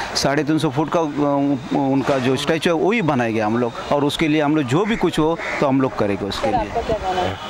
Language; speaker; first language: Hindi; non-native, local second language; Marathi